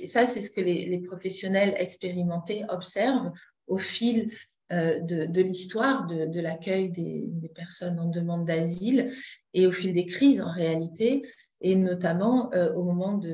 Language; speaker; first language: French; native; French